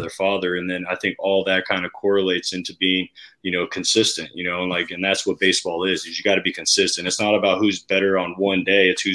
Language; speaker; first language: English; native; English